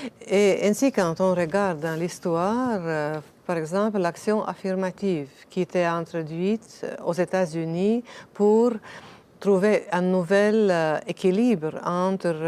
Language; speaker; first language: French; non-native, fluent; Latvian